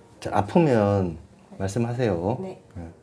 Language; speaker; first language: Korean; native; Korean